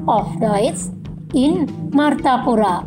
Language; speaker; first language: German; non-native, fluent; Indonesian